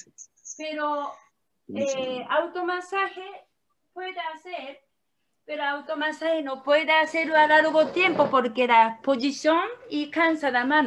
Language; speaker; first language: Spanish; non-native, learner; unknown